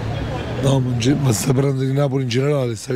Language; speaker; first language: Italian; native; Italian